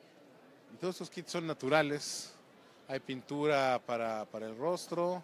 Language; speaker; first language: Spanish; native; Spanish